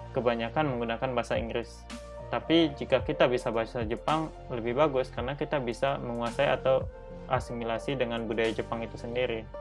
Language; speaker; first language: Indonesian; native; Indonesian